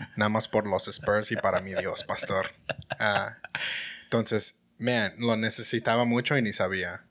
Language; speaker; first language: Spanish; early bilingual, heritage; Spanish